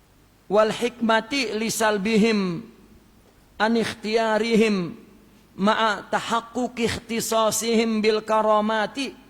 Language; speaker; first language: Arabic; non-native, fluent; Malay